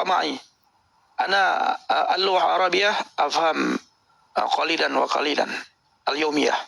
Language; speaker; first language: Arabic; non-native, learner; Indonesian